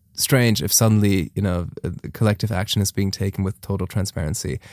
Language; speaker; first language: English; non-native, fluent; German